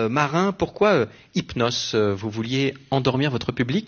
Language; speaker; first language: French; native; French